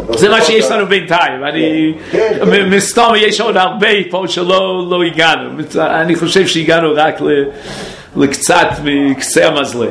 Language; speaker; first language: Hebrew; non-native, fluent; English